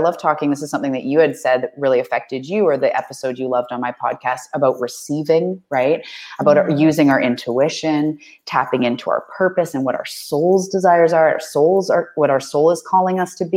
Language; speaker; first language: English; native; English